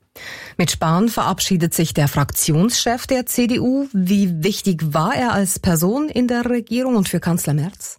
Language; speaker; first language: German; native; German